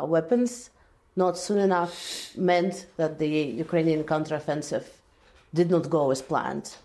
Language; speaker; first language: English; non-native, fluent; Latvian